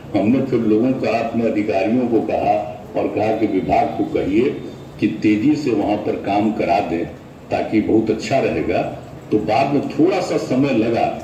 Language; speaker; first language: Hindi; native; Hindi